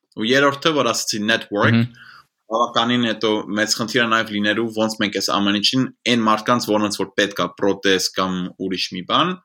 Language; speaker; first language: Armenian; early bilingual, heritage; Armenian